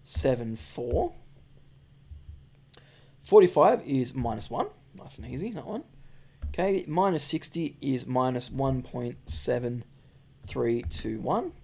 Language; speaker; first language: English; native; English